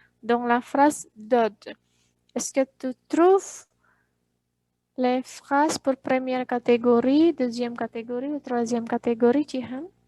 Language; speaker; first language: French; non-native, fluent; Indonesian